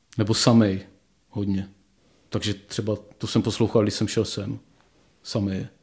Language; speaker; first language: Czech; native; Czech